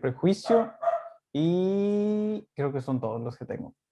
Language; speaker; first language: Spanish; native; Spanish